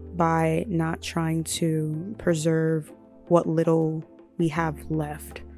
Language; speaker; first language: English; early bilingual, other home language; Yoruba